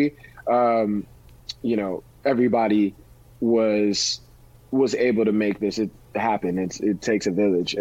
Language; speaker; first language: English; native; English